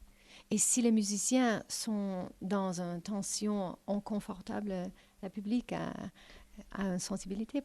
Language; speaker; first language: French; non-native, fluent; English